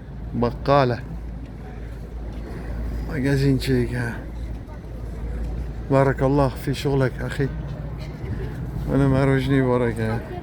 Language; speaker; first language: Arabic; non-native, learner; Uzbek